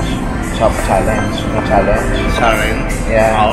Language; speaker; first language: English; non-native, local second language; Filipino